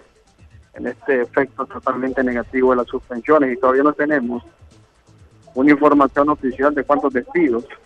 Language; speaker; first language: Spanish; native; Spanish